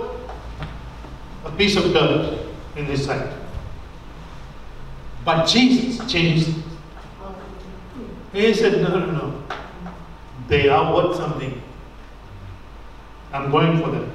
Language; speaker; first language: English; non-native, local second language; Tamil